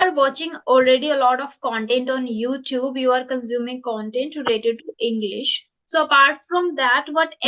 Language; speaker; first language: English; non-native, local second language; Hindi